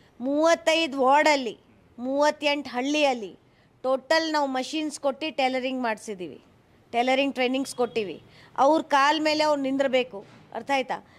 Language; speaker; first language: Kannada; non-native, local second language; Hindi